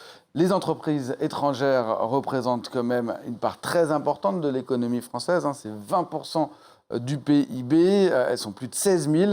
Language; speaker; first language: French; native; French